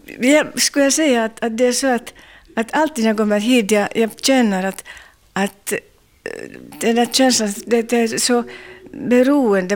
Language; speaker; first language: Swedish; non-native, local second language; Finnish